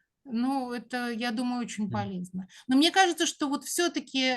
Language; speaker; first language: Russian; native; Russian